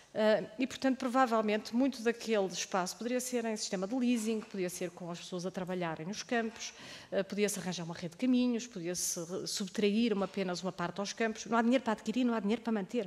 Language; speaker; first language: Portuguese; native; Portuguese